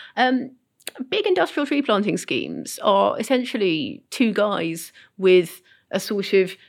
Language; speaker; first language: English; native; English